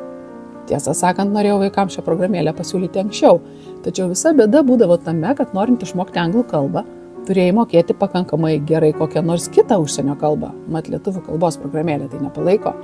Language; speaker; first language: Lithuanian; native; Lithuanian